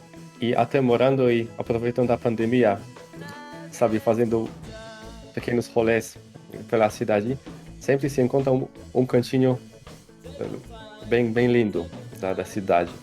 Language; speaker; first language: Portuguese; non-native, fluent; Polish